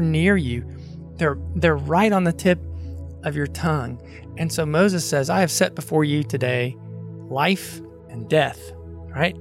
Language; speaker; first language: English; native; English